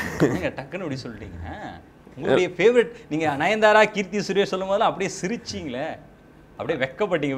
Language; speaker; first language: Tamil; native; Tamil